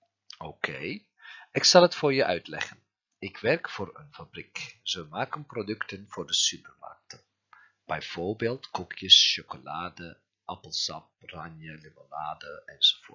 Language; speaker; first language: Dutch; non-native, learner; Turkish